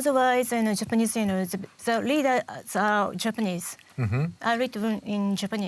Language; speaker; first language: English; non-native, learner; Japanese